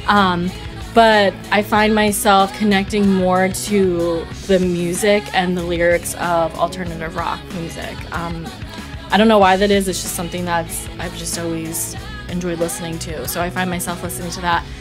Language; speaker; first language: English; native; English